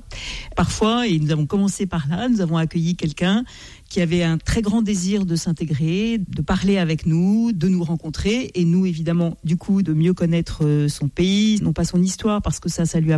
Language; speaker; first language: French; native; French